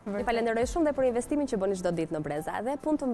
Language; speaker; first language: Albanian; native; Albanian